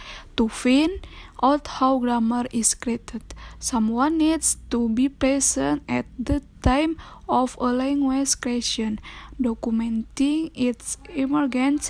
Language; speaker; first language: English; non-native, learner; Indonesian